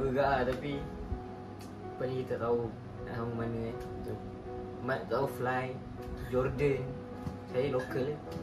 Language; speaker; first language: Malay; native; Malay